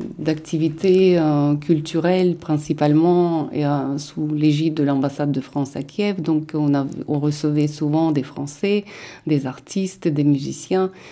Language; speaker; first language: French; non-native, fluent; Russian